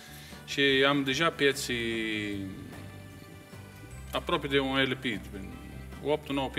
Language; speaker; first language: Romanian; non-native, fluent; Italian